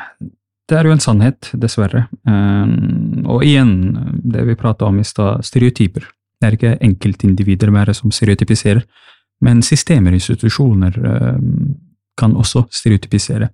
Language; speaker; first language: Norwegian; non-native, fluent; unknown